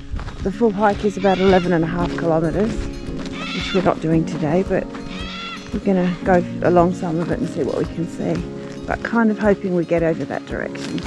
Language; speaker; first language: English; native; English